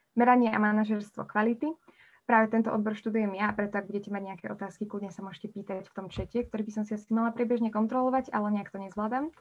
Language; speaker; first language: Slovak; native; Slovak